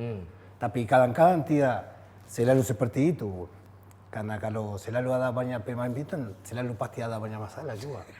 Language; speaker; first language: Indonesian; non-native, fluent; Spanish